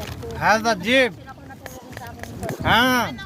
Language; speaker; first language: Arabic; non-native, learner; Hindi